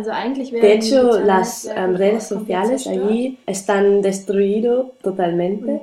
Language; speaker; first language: Spanish; non-native, learner; German